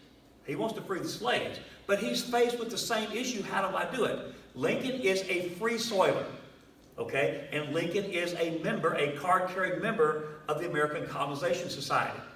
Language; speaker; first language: English; native; English